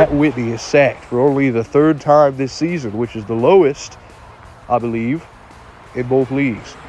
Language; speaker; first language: English; native; English